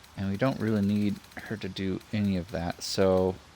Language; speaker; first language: English; native; English